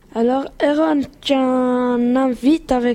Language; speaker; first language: French; non-native, learner; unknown